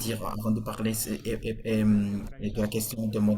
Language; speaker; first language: French; non-native, fluent; Portuguese